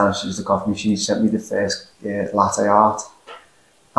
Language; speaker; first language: English; native; English